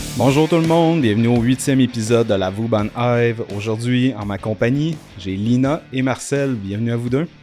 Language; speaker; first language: French; native; French